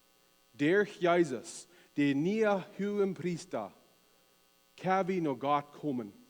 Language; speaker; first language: German; non-native, learner; Plautdietsch